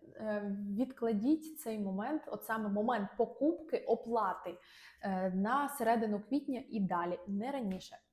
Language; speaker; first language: Ukrainian; non-native, local second language; Russian